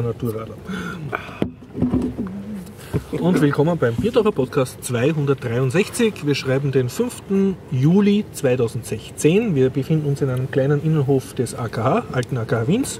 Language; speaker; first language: German; native; German